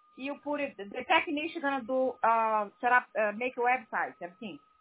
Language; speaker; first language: English; non-native, learner; Portuguese